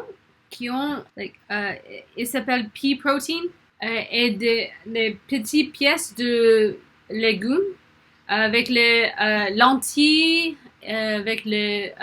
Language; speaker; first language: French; non-native, learner; English